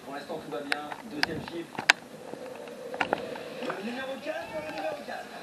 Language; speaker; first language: French; native; French